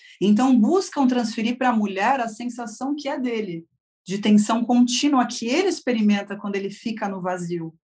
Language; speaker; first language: Portuguese; native; Portuguese